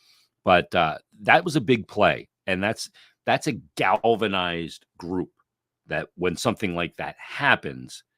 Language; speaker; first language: English; native; English